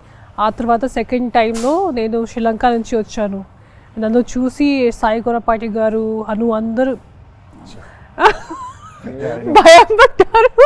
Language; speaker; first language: Telugu; non-native, local second language; Hindi